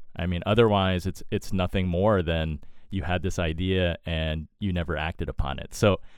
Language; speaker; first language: English; native; English